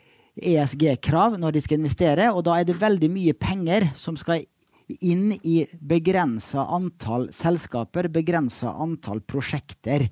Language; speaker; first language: Norwegian; native; Norwegian